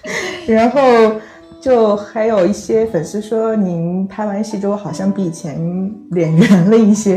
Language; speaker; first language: Chinese; native; Chinese